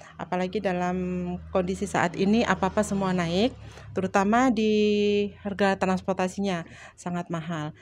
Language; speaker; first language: Indonesian; native; Indonesian